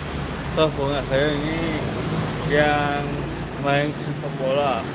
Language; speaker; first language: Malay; non-native, local second language; Balinese